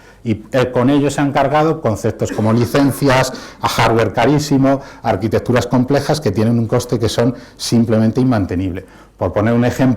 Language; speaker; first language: Spanish; native; Spanish